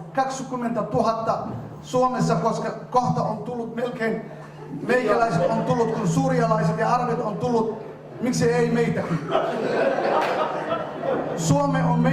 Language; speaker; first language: Finnish; non-native, fluent; Somali